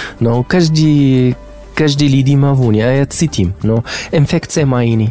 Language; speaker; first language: Czech; non-native, learner; Arabic